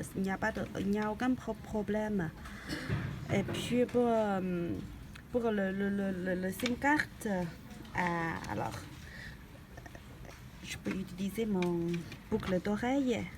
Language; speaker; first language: French; non-native, learner; Chinese